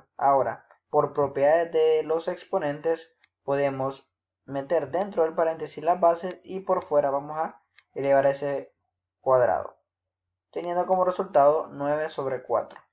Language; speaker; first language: Spanish; native; Spanish